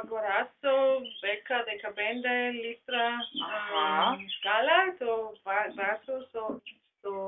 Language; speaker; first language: Greek; non-native, learner; German